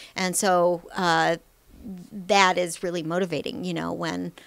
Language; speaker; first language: English; native; English